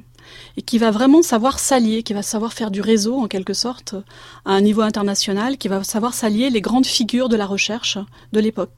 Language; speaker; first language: French; native; French